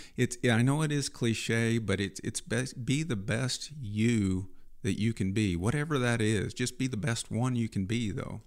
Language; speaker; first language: English; native; English